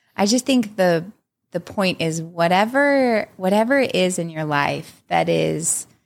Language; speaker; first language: English; native; English